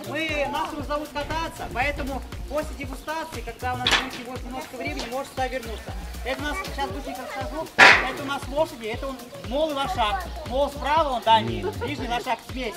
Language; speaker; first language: Russian; native; Russian